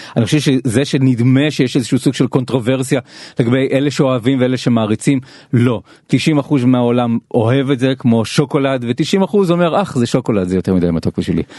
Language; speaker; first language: Hebrew; native; Hebrew